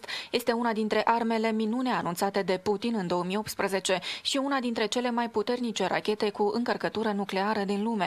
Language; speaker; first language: Romanian; native; Romanian